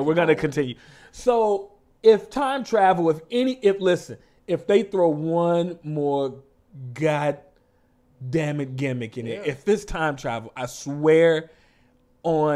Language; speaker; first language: English; native; English